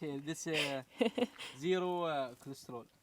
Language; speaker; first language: English; non-native, learner; Arabic